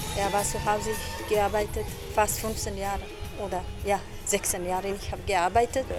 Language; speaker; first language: German; non-native, learner; Persian